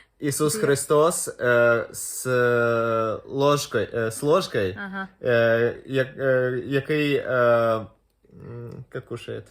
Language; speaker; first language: Ukrainian; non-native, local second language; Russian